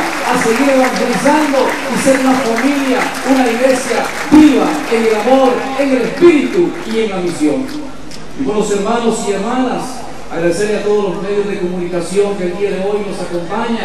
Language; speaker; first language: Spanish; native; Spanish